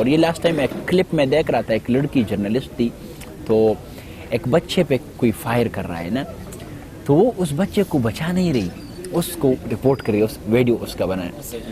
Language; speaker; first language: Urdu; non-native, local second language; Pashto